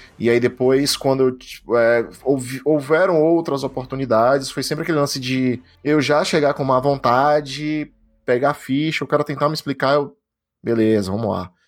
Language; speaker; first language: Portuguese; native; Portuguese